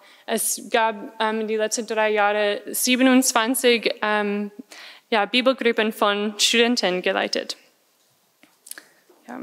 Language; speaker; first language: German; non-native, fluent; English